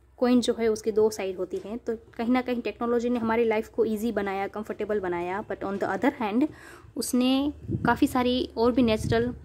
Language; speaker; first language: Hindi; non-native, local second language; Gujarati